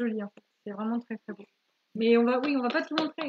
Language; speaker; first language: French; native; French